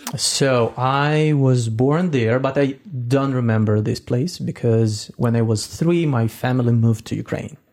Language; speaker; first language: English; non-native, fluent; Russian